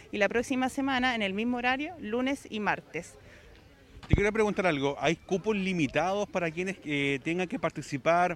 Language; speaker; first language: Spanish; native; Spanish